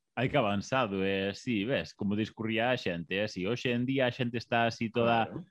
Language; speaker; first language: Galician; non-native, local second language; Spanish